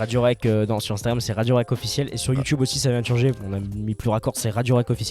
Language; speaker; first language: French; native; French